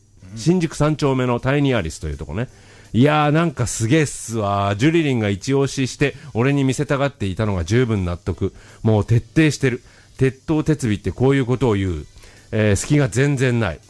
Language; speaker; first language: Japanese; native; Japanese